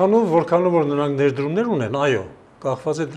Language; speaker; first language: Armenian; native; Armenian